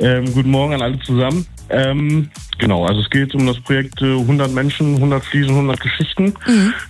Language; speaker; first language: German; native; German